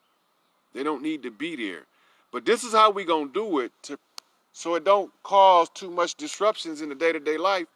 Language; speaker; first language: English; native; English